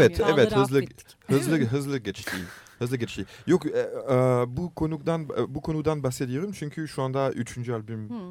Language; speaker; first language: Turkish; non-native, learner; French